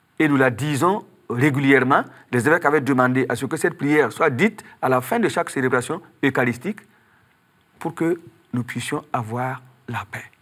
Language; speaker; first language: French; non-native, local second language; Mossi